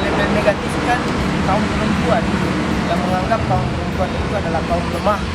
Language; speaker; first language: Indonesian; native; Indonesian